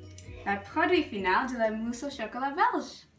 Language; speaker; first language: French; non-native, learner; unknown